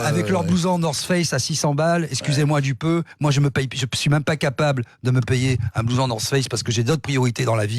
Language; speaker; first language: French; native; French